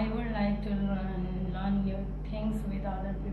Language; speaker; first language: English; non-native, learner; Nepali